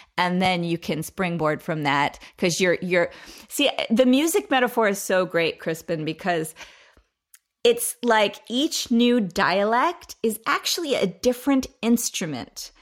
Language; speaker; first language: English; native; English